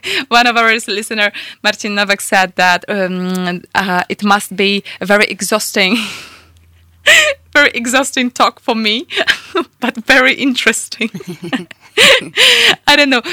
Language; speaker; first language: English; non-native, fluent; Polish